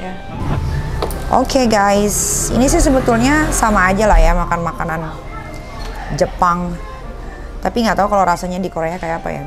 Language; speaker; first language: Indonesian; native; Indonesian